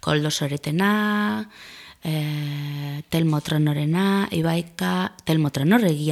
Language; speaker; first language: Basque; non-native, local second language; Spanish